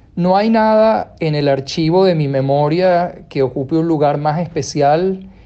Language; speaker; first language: Spanish; native; Spanish